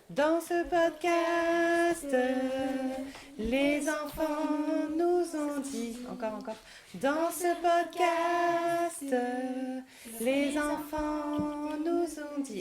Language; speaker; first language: French; native; French